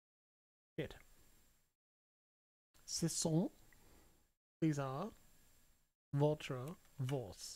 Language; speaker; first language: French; non-native, learner; English